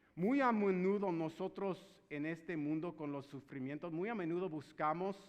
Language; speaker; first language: Spanish; non-native, fluent; English